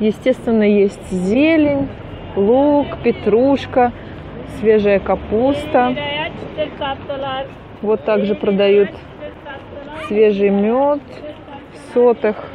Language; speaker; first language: Russian; native; Russian